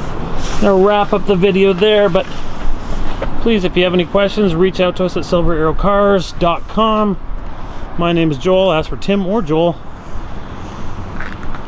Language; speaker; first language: English; native; English